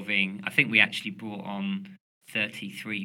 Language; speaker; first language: English; native; English